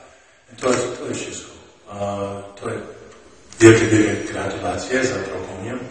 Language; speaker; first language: Polish; non-native, learner; English